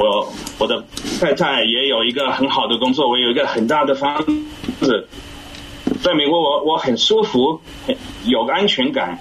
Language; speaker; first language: Chinese; early bilingual, heritage; English